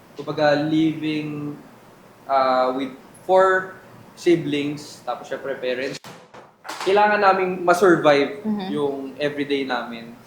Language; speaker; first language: Filipino; native; Filipino